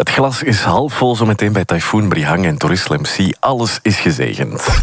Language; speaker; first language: Dutch; native; Dutch